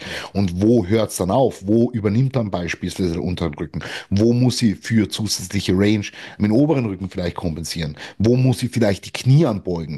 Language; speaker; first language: German; native; German